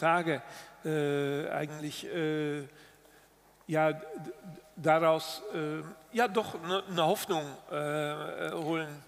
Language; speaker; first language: German; non-native, fluent; Dutch